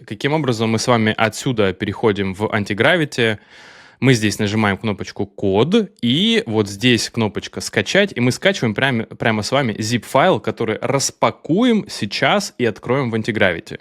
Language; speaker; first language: Russian; native; Russian